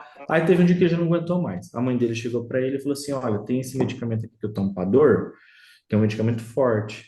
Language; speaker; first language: Portuguese; native; Portuguese